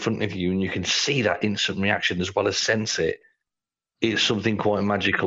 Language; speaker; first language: English; native; English